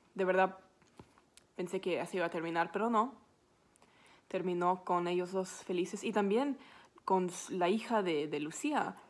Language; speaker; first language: Spanish; non-native, fluent; English